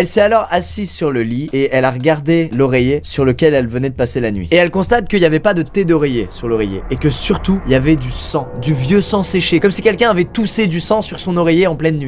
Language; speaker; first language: French; native; French